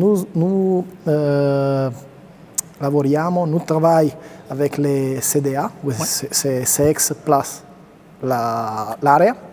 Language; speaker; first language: French; non-native, learner; Italian